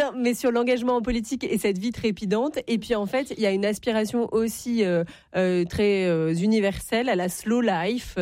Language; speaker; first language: French; native; French